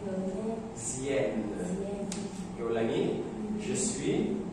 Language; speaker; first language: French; non-native, fluent; Indonesian